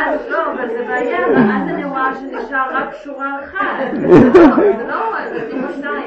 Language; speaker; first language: Hebrew; non-native, learner; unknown